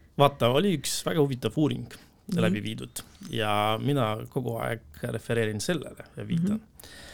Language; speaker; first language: Estonian; non-native, local second language; Russian